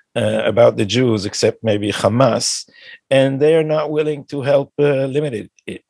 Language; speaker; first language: English; non-native, fluent; Hebrew